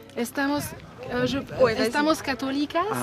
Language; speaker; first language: Spanish; non-native, learner; French